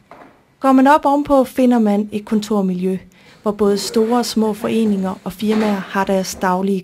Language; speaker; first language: Danish; native; Danish